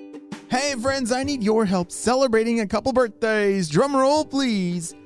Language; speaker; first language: English; native; English